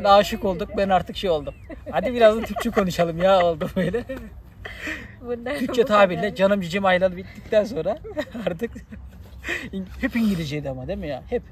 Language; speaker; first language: Turkish; native; Turkish